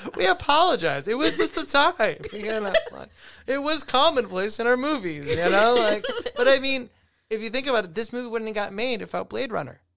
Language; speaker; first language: English; native; English